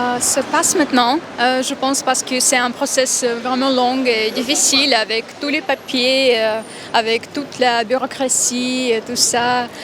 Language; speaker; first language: French; non-native, fluent; Russian